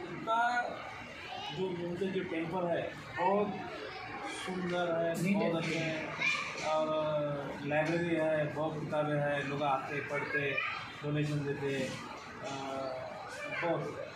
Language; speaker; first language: Hindi; non-native, local second language; Marathi